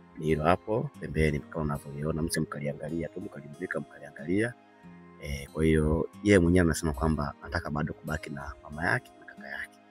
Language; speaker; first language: Swahili; native; Swahili